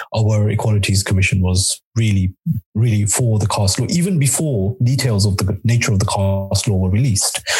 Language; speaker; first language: English; non-native, local second language; Gujarati